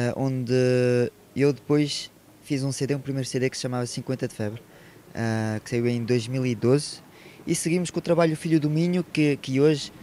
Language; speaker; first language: Portuguese; early bilingual, heritage; French